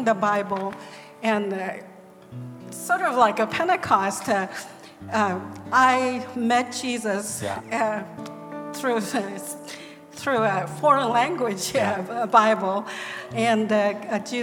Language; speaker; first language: English; non-native, fluent; Korean